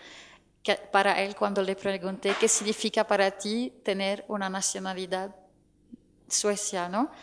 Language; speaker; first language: Spanish; non-native, fluent; Arabic